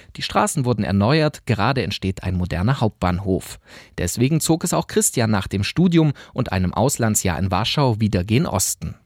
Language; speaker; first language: German; native; German